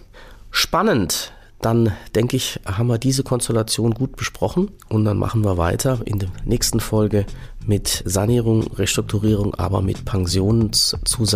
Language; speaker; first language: German; native; German